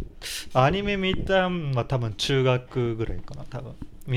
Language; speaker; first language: Japanese; native; Japanese